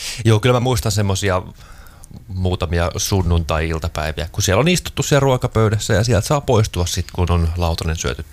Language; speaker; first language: Finnish; native; Finnish